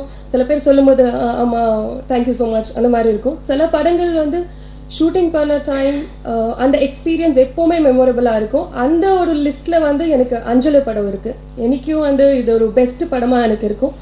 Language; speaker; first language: Tamil; non-native, local second language; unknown